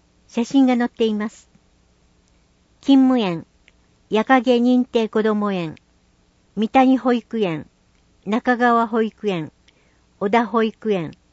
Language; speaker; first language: Japanese; native; Japanese